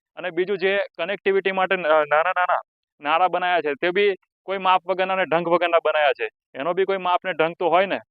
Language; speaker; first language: Gujarati; non-native, local second language; Rathawi